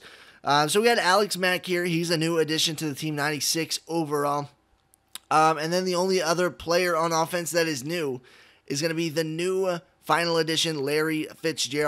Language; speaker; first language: English; native; English